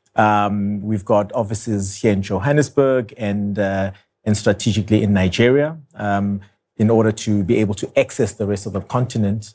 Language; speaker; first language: English; non-native, local second language; Zulu